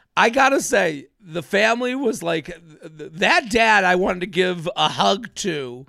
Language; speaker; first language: English; native; English